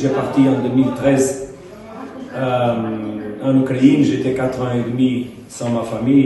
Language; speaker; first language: French; non-native, fluent; Portuguese